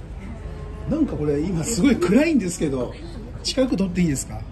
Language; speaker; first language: Japanese; native; Japanese